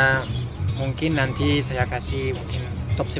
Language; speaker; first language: Indonesian; non-native, fluent; French